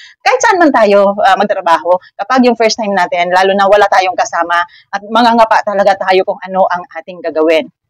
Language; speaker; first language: Filipino; native; Filipino